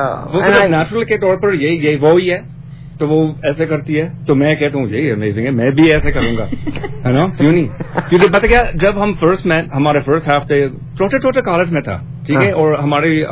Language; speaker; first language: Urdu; non-native, learner; English